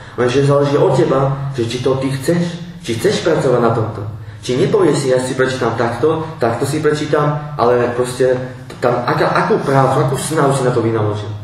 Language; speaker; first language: Slovak; non-native, local second language; Romany